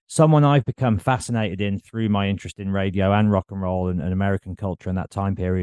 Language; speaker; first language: English; native; English